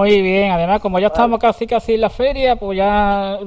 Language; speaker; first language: Spanish; native; Spanish